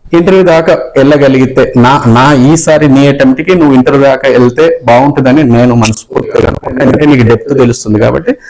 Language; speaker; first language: Telugu; native; Telugu